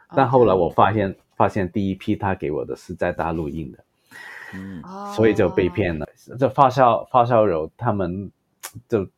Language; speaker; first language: Chinese; non-native, local second language; Cantonese